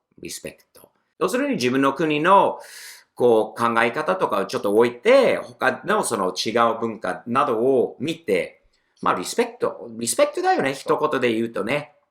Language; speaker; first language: Japanese; non-native, fluent; English